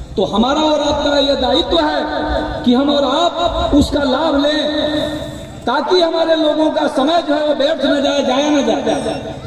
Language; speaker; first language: Hindi; native; Hindi